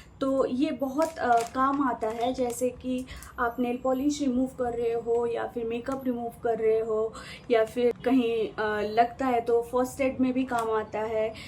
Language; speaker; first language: Hindi; non-native, local second language; Bangla